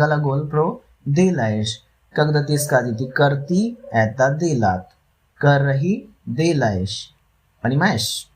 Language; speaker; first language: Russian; non-native, learner; Hindi